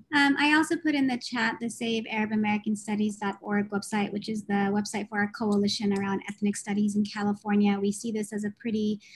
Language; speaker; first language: English; native; English